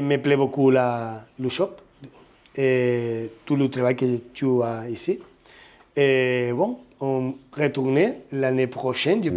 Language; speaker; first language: French; non-native, learner; Spanish